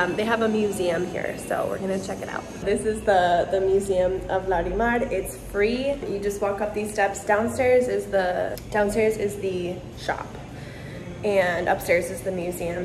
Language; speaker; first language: English; native; English